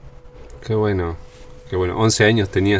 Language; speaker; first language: Spanish; native; Spanish